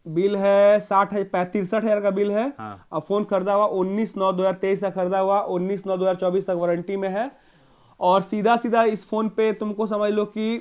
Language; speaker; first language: Hindi; native; Hindi